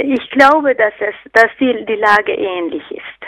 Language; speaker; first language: German; non-native, fluent; Hungarian